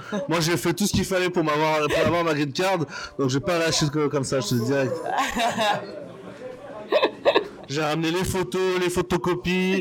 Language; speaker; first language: French; native; French